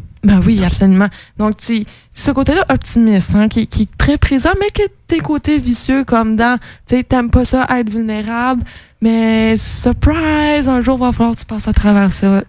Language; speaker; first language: French; native; French